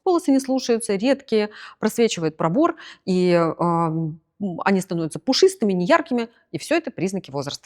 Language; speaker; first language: Russian; native; Russian